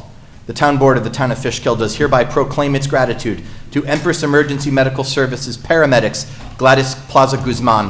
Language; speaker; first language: English; native; English